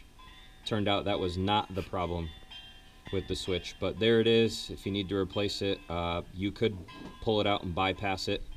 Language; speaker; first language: English; native; English